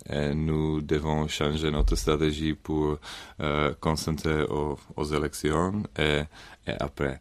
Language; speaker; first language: French; non-native, learner; Czech